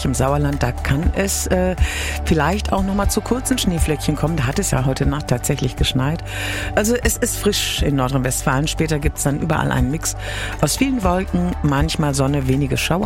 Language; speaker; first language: German; native; German